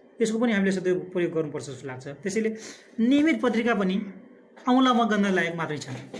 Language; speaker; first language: Nepali; non-native, local second language; Dangaura Tharu